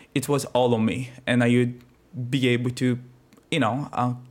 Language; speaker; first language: English; non-native, fluent; Portuguese